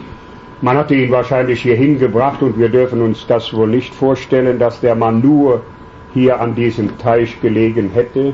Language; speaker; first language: German; native; German